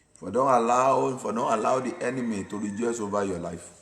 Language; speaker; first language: English; non-native, local second language; Yoruba